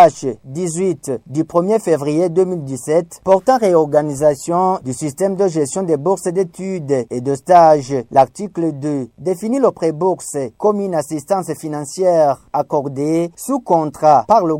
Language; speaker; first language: French; non-native, local second language; Rundi